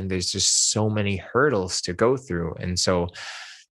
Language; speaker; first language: English; non-native, local second language; Min Nan Chinese